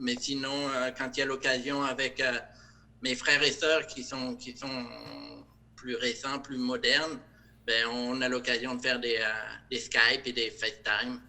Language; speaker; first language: French; native; French